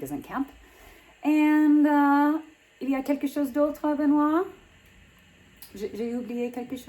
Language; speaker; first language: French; non-native, local second language; English